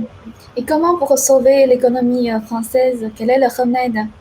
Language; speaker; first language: French; non-native, fluent; Chinese